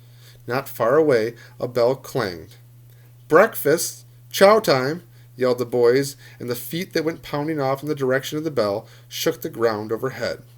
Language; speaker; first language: English; native; English